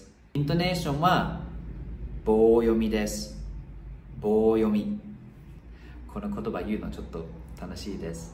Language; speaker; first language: Japanese; non-native, fluent; Thai